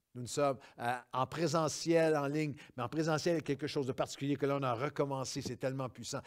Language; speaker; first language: French; native; French